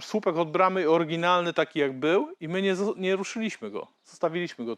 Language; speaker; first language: Polish; native; Polish